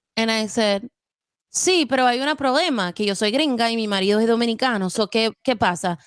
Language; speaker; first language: Spanish; non-native, fluent; English